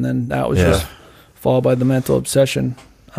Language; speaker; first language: English; native; English